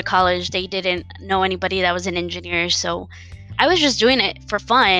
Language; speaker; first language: English; native; English